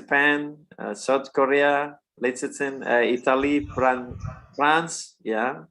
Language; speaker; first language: English; non-native, learner; Indonesian